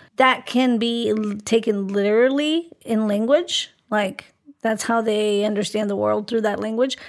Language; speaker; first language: English; early bilingual, other home language; Spanish